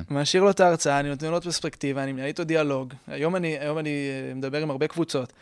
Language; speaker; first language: Hebrew; native; Hebrew